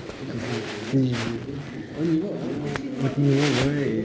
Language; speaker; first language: French; non-native, learner; Uzbek